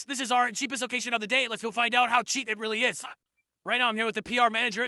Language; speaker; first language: English; native; English